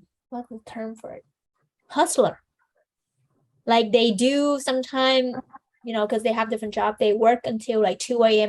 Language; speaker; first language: English; non-native, fluent; Vietnamese